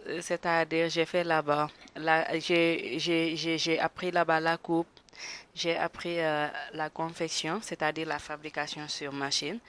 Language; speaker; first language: French; non-native, local second language; Wolof